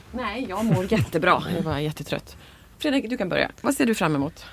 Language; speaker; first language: Swedish; native; Swedish